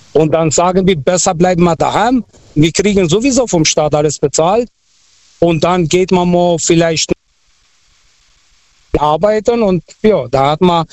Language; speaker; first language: German; non-native, local second language; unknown